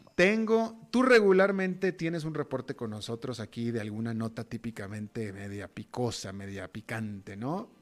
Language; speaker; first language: Spanish; native; Spanish